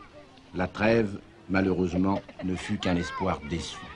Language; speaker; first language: French; native; French